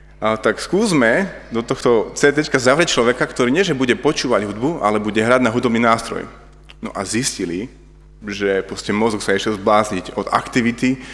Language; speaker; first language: Slovak; native; Slovak